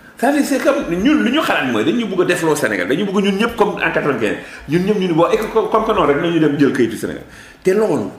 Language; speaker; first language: Wolof; non-native, local second language; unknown